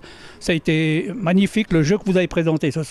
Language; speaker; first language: French; native; French